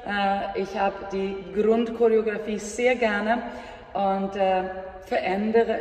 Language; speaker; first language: German; non-native, fluent; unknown